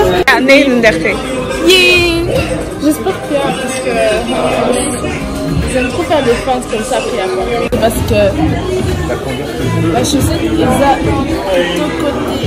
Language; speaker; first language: French; native; French